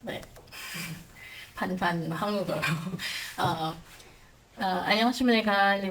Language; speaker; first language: Korean; non-native, fluent; Croatian